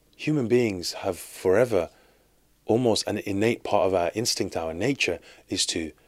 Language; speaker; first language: English; native; English